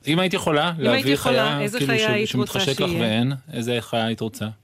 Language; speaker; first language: Hebrew; native; Hebrew